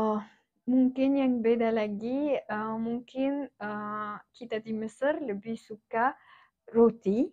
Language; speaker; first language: Indonesian; non-native, fluent; Arabic